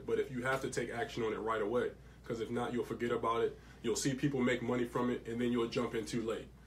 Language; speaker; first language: English; native; English